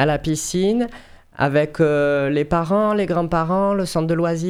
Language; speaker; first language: French; native; French